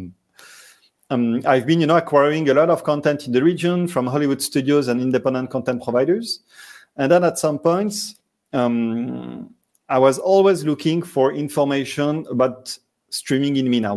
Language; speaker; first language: English; non-native, fluent; French